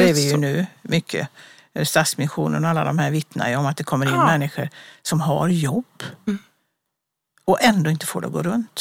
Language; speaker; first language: Swedish; native; Swedish